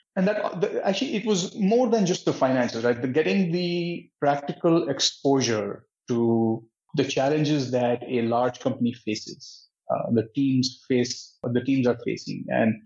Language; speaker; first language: English; non-native, local second language; Hindi